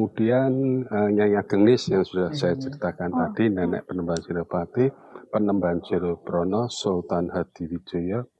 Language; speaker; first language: Indonesian; non-native, local second language; Javanese